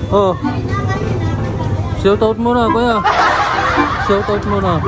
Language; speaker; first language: Filipino; non-native, local second language; Bikol